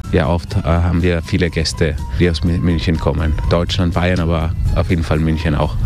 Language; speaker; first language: German; early bilingual, heritage; German